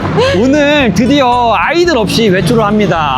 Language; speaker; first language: Korean; native; Korean